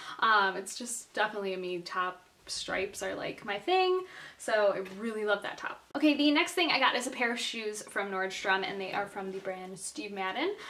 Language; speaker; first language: English; native; English